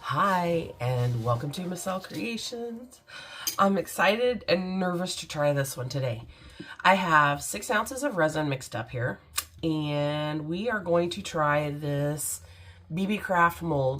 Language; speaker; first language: English; native; English